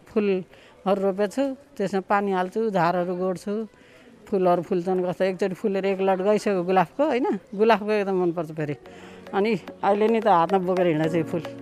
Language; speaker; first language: Nepali; native; Nepali